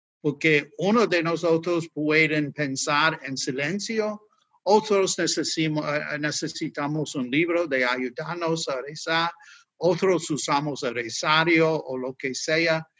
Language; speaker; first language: Spanish; non-native, fluent; English